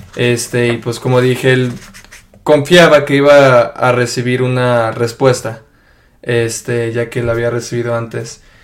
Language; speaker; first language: Spanish; early bilingual, heritage; Spanish